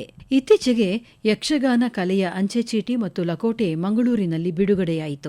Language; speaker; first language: Kannada; native; Kannada